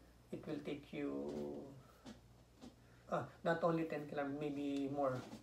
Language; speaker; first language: English; non-native, local second language; Filipino